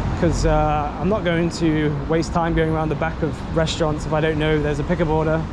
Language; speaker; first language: English; native; English